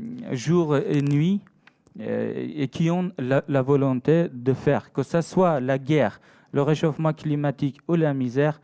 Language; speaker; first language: French; non-native, fluent; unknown